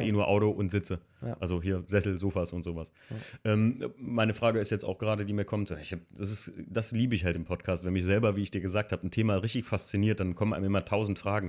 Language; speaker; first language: German; native; German